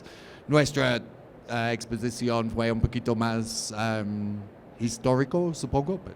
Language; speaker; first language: Spanish; non-native, learner; English